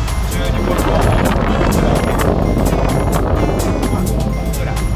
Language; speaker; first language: Japanese; native; Japanese